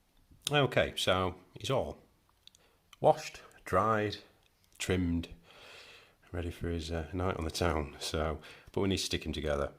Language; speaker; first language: English; native; English